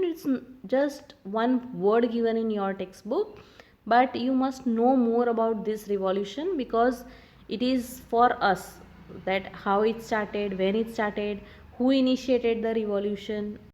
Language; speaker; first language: English; non-native, local second language; Hindi